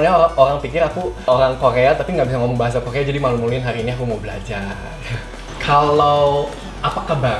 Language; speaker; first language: Indonesian; native; Indonesian